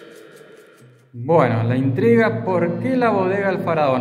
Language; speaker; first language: Spanish; native; Spanish